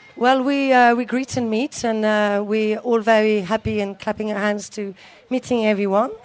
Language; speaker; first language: English; native; English